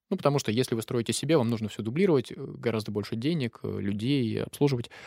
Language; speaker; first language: Russian; native; Russian